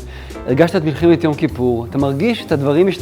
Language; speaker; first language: Hebrew; native; Hebrew